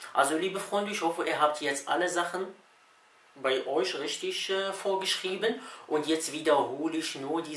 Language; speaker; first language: German; non-native, fluent; Arabic